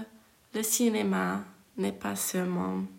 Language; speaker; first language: French; non-native, fluent; Hungarian